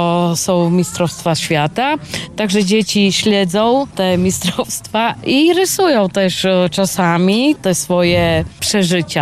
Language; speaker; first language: Polish; early bilingual, heritage; Polish